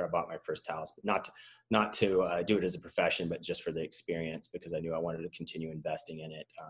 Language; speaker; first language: English; native; English